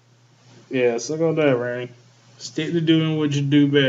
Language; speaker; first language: English; native; English